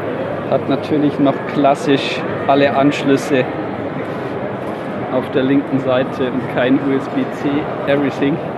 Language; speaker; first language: German; native; German